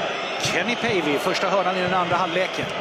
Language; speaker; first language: Swedish; native; Swedish